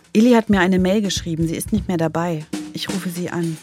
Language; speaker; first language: German; native; German